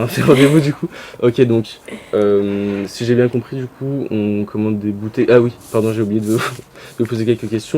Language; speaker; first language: French; native; French